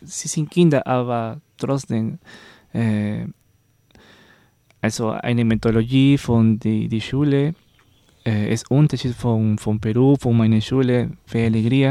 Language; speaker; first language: German; non-native, learner; Spanish